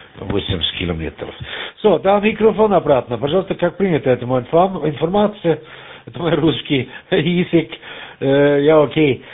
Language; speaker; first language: Russian; non-native, learner; German